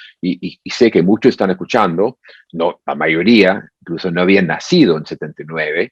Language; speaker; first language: Spanish; non-native, fluent; English